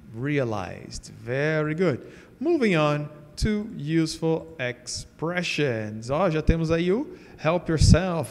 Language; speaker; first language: English; non-native, fluent; Portuguese